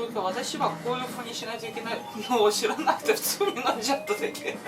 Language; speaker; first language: Japanese; non-native, fluent; Russian